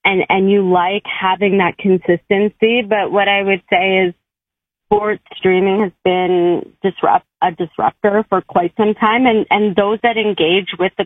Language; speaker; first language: English; native; English